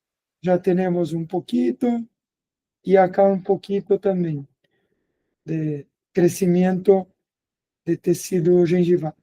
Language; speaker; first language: Spanish; non-native, fluent; Portuguese